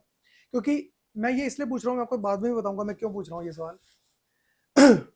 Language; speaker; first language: Hindi; non-native, local second language; Punjabi